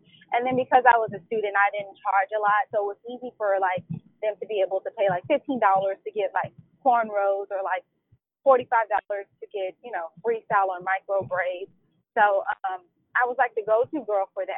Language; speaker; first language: English; native; English